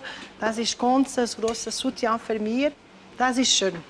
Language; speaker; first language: German; non-native, learner; Portuguese